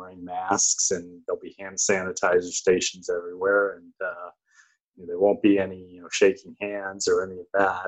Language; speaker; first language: English; native; English